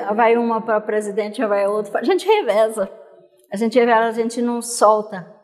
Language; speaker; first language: Portuguese; native; Portuguese